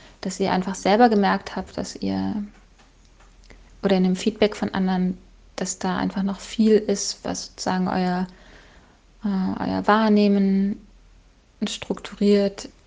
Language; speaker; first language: German; native; German